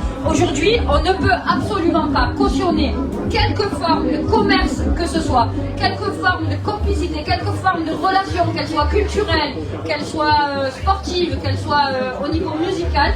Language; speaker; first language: French; native; French